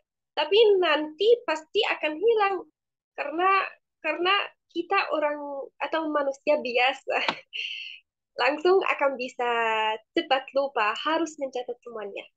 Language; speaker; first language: Indonesian; non-native, fluent; Arabic